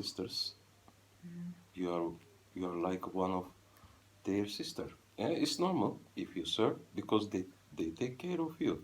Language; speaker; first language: English; non-native, fluent; Turkish